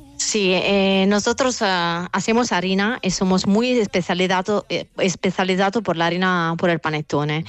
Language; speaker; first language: Spanish; non-native, learner; Italian